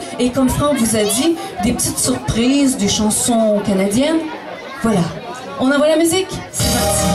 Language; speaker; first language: French; native; French